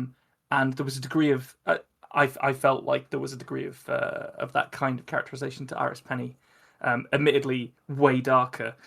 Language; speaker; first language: English; native; English